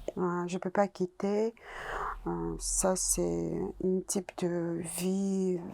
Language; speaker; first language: French; non-native, learner; Russian